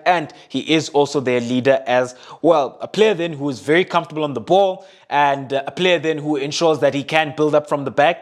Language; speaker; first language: English; non-native, local second language; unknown